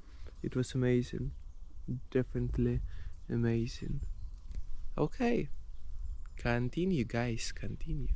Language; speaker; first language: English; non-native, fluent; Russian